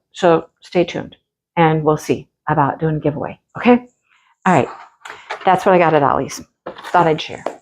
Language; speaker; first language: English; native; English